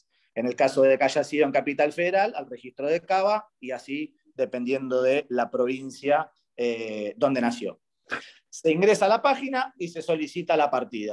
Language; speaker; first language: Spanish; native; Spanish